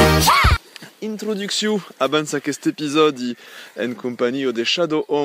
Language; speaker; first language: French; native; French